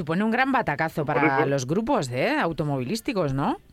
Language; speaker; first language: Spanish; native; Spanish